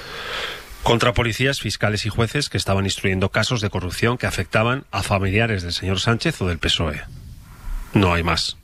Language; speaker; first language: Spanish; native; Spanish